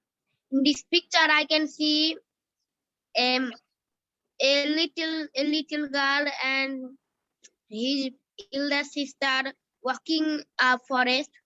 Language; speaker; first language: English; non-native, learner; Bangla